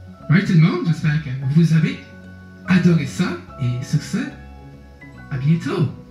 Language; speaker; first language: French; native; French